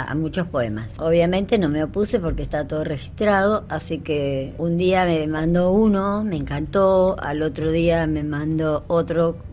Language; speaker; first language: Spanish; native; Spanish